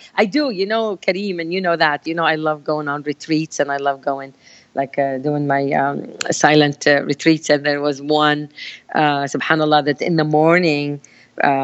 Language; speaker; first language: English; non-native, fluent; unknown